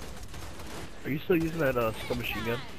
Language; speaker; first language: English; native; English